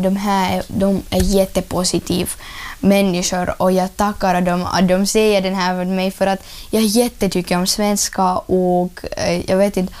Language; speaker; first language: Swedish; non-native, learner; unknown